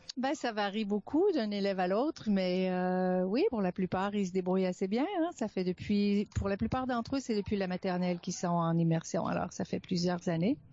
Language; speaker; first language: French; native; French